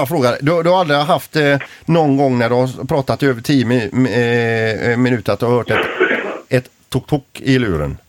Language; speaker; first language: Swedish; native; Swedish